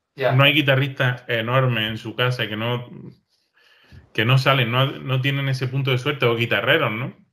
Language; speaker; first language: Spanish; native; Spanish